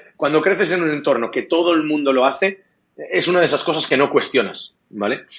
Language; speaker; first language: Spanish; non-native, local second language; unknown